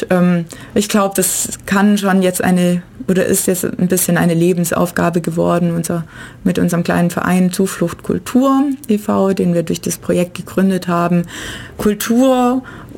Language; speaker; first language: German; native; German